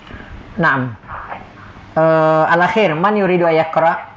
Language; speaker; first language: Arabic; non-native, fluent; Indonesian